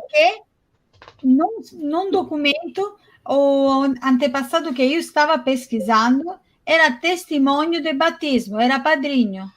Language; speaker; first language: Portuguese; non-native, fluent; Italian